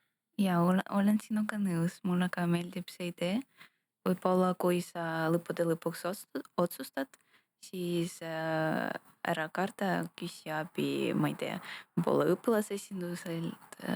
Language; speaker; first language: Estonian; non-native, local second language; Russian